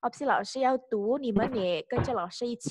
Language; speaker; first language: Chinese; non-native, fluent; Indonesian